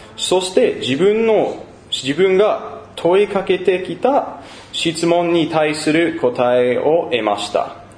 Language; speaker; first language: Japanese; non-native, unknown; English